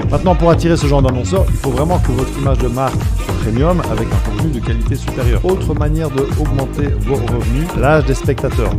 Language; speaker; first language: French; native; French